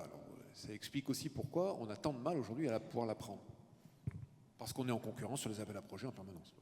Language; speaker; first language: French; native; French